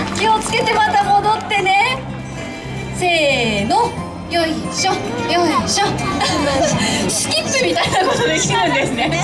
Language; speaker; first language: Japanese; native; Japanese